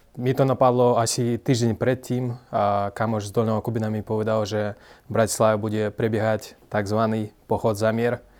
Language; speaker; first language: Slovak; non-native, fluent; Russian